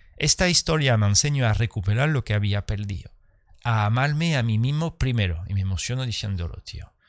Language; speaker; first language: Spanish; early bilingual, heritage; Spanish